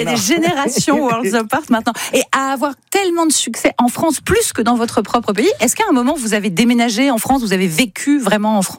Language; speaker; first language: French; native; French